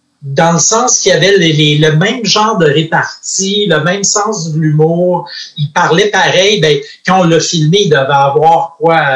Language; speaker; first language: French; native; French